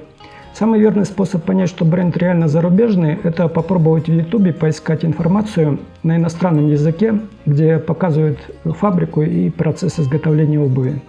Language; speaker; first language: Russian; native; Russian